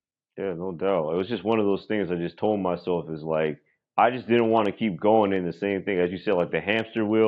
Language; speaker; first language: English; native; English